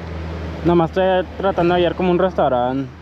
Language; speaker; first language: Spanish; non-native, learner; English